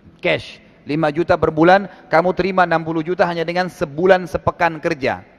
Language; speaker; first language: Indonesian; native; Indonesian